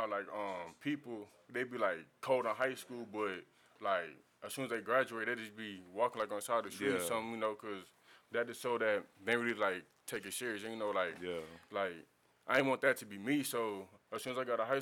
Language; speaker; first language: English; native; English